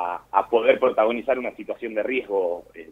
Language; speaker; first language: Spanish; native; Spanish